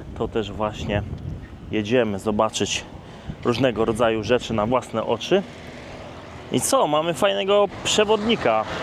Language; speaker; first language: Polish; native; Polish